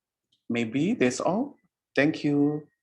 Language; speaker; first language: English; non-native, learner; Indonesian